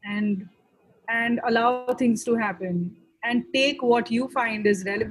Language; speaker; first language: English; non-native, local second language; Hindi